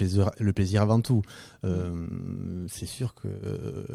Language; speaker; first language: French; native; French